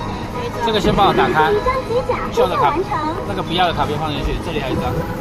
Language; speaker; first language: Chinese; native; Chinese